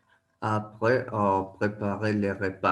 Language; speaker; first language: French; non-native, learner; Spanish